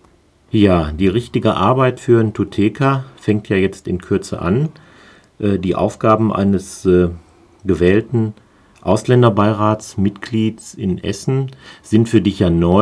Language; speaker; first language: German; native; German